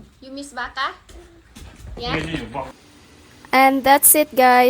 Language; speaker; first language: English; non-native, local second language; Filipino